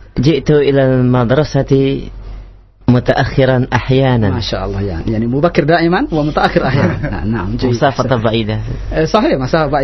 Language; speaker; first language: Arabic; non-native, learner; Indonesian